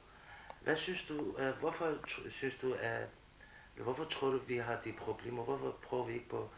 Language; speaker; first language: Danish; non-native, fluent; Kurdish